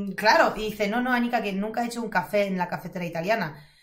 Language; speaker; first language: Spanish; non-native, fluent; Polish